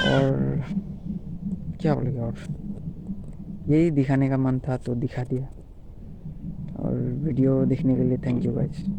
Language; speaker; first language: Hindi; non-native, local second language; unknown